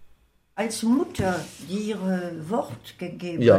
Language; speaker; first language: German; non-native, fluent; French